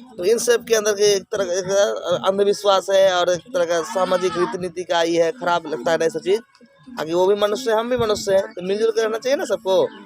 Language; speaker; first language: Hindi; native; Hindi